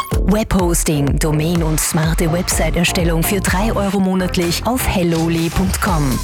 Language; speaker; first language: German; native; German